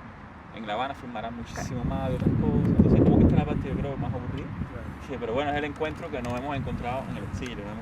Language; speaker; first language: Spanish; native; Spanish